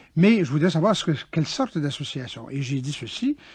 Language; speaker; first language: French; native; French